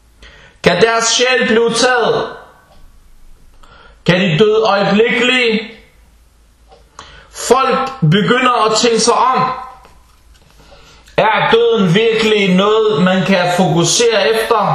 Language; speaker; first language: Danish; early bilingual, other home language; Arabic